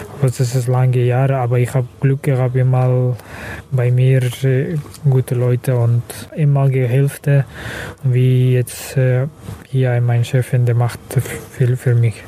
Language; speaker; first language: German; non-native, learner; Kazakh